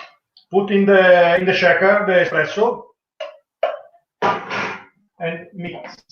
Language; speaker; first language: English; non-native, learner; Italian